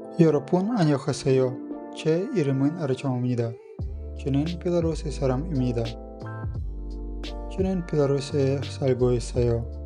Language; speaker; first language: Korean; non-native, learner; Russian